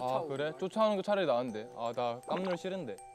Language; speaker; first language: Korean; native; Korean